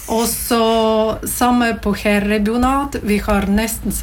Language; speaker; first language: Norwegian; non-native, learner; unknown